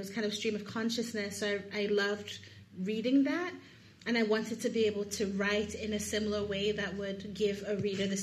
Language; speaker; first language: English; non-native, local second language; Yoruba